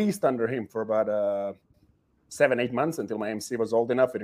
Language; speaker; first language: English; non-native, fluent; Serbian